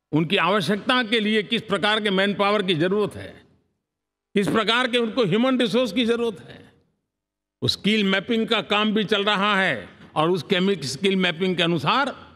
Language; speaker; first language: Hindi; non-native, local second language; Gujarati